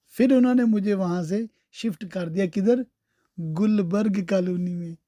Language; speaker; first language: Urdu; early bilingual, heritage; Urdu